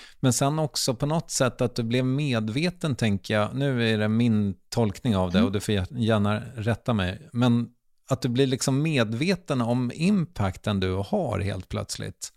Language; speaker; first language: Swedish; native; Swedish